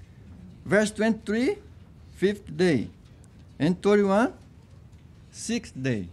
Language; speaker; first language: English; non-native, fluent; Portuguese